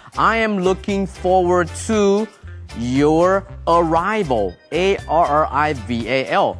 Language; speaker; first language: English; non-native, fluent; Chinese